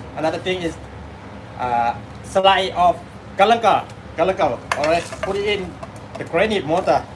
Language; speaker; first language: English; non-native, learner; Thai